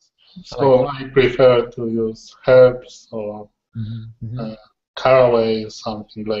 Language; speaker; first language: English; non-native, learner; Polish